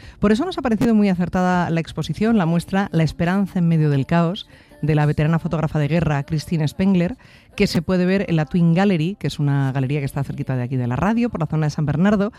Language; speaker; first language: Spanish; native; Spanish